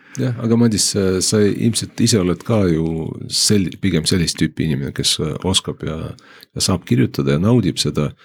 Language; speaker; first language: Estonian; non-native, local second language; Russian